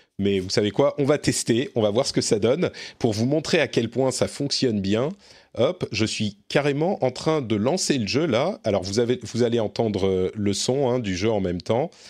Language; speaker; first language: French; native; French